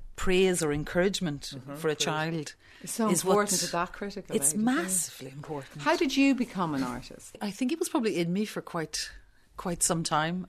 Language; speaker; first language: English; native; English